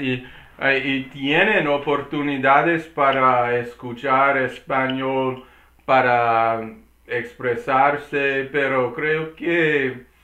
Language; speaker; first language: Spanish; non-native, learner; English